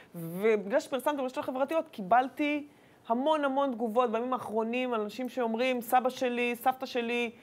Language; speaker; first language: Hebrew; native; Hebrew